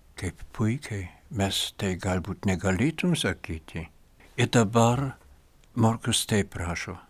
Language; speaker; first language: Lithuanian; non-native, fluent; German